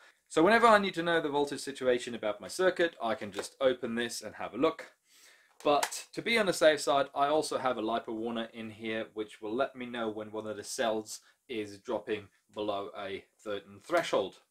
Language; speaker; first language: English; non-native, fluent; German